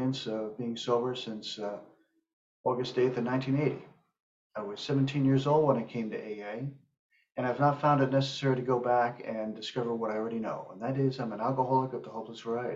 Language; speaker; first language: English; native; English